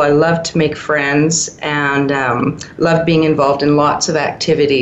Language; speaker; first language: English; native; English